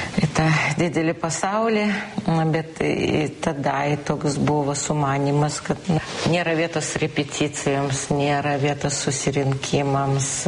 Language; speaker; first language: Lithuanian; non-native, local second language; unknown